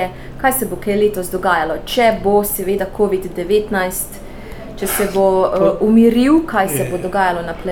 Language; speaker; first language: Slovenian; native; Slovenian